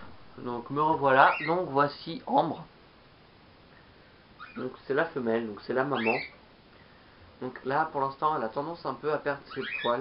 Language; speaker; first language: French; native; French